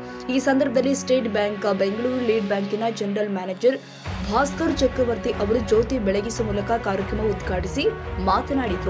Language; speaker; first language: Kannada; native; Kannada